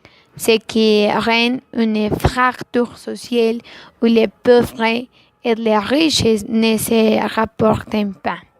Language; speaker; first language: French; non-native, learner; Spanish